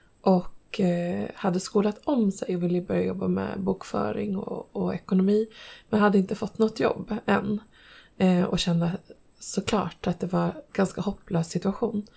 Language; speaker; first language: Swedish; native; Swedish